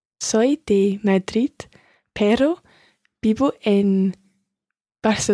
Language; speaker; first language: Spanish; non-native, learner; English